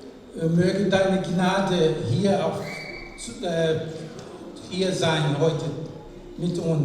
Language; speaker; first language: German; non-native, fluent; French